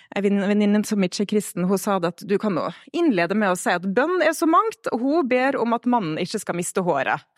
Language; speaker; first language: Norwegian; native; Norwegian